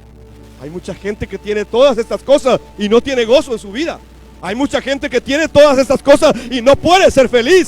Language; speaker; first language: Spanish; native; Spanish